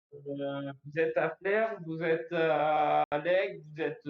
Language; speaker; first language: French; native; French